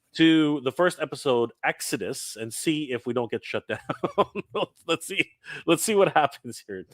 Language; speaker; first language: English; native; English